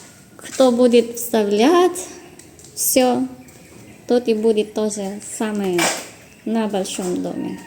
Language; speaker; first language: Russian; non-native, learner; Filipino